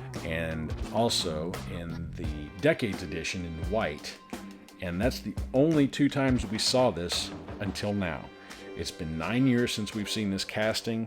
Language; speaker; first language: English; native; English